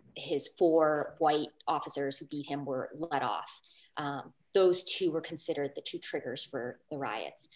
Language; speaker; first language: English; native; English